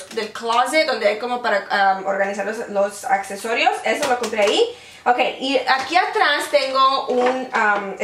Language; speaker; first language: Spanish; early bilingual, heritage; Spanish